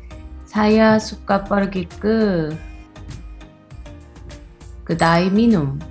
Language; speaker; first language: Indonesian; non-native, learner; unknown